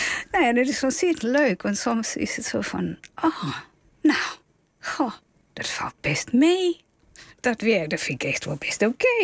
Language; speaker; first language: Dutch; non-native, fluent; English